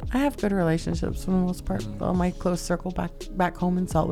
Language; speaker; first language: English; native; English